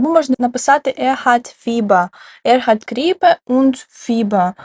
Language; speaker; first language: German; non-native, fluent; Ukrainian